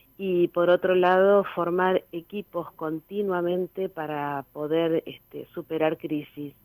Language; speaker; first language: Spanish; native; Spanish